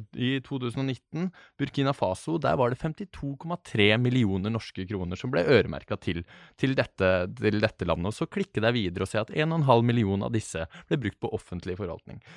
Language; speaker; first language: Norwegian; native; Norwegian